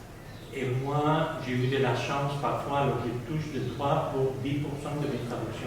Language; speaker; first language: French; non-native, fluent; Spanish